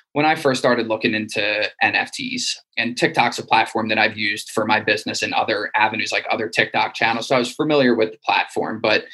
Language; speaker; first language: English; native; English